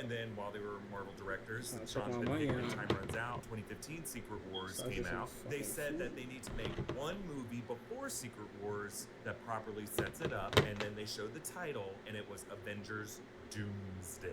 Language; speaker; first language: English; native; English